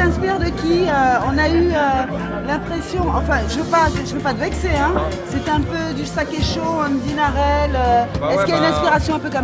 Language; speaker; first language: French; native; French